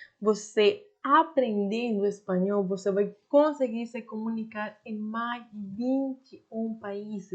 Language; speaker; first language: Portuguese; non-native, fluent; Spanish